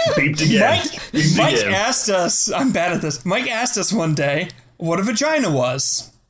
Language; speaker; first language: English; native; English